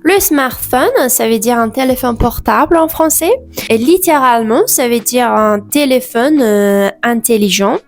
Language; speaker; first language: French; non-native, fluent; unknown